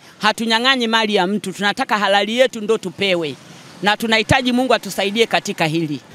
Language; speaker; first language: Swahili; native; Swahili